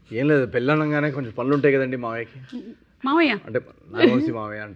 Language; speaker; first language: Telugu; native; Telugu